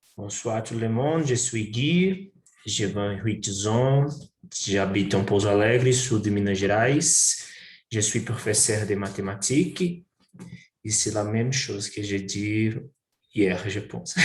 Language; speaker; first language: French; non-native, learner; Portuguese